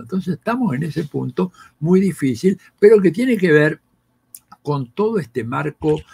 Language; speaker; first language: Spanish; native; Spanish